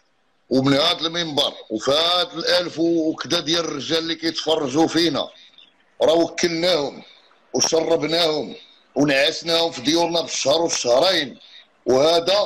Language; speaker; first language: Arabic; native; Arabic